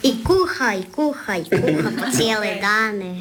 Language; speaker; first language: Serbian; early bilingual, other home language; Spanish